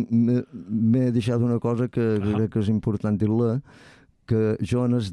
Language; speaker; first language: Catalan; native; Catalan